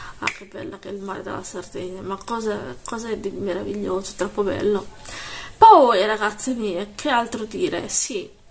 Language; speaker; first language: Italian; native; Italian